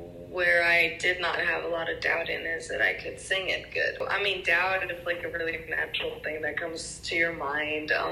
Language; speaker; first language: English; early bilingual, other home language; Spanish